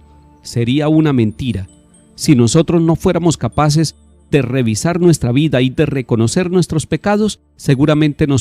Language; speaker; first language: Spanish; native; Spanish